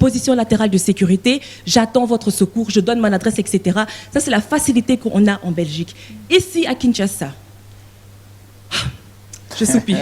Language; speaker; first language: French; non-native, local second language; Lingala